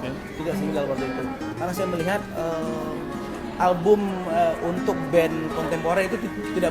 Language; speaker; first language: Indonesian; non-native, local second language; Achinese